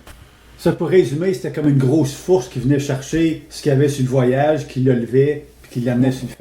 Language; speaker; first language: French; native; French